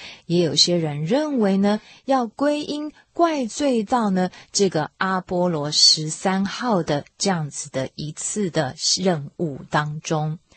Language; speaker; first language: Chinese; native; Chinese